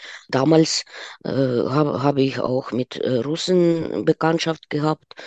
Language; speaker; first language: German; non-native, fluent; Ukrainian